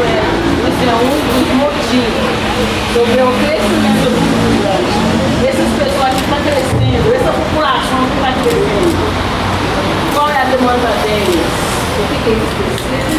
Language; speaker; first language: Portuguese; non-native, learner; Haitian Creole